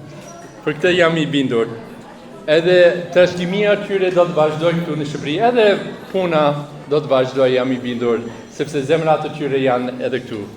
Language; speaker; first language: Albanian; non-native, fluent; English